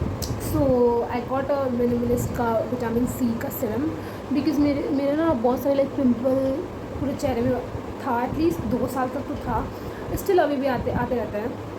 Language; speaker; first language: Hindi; non-native, local second language; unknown